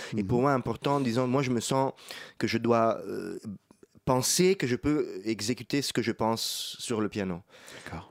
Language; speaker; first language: French; non-native, fluent; Italian